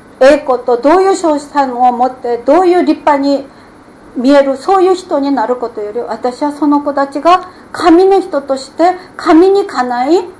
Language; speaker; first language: Japanese; non-native, fluent; Korean